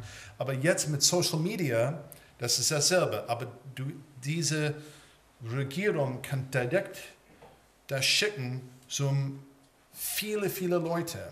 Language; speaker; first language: German; early bilingual, heritage; English